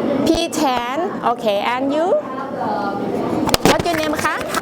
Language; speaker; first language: English; non-native, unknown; Thai